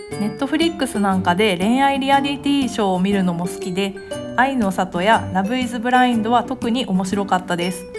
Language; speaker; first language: Japanese; native; Japanese